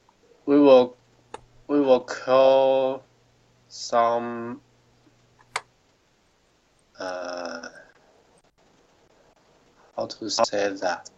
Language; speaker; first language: English; non-native, learner; Chinese